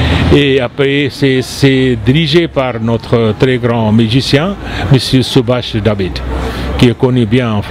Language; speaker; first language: French; non-native, fluent; Punjabi